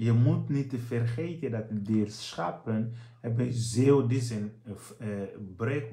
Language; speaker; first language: Dutch; non-native, fluent; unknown